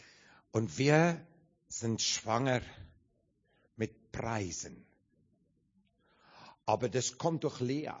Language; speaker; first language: German; non-native, learner; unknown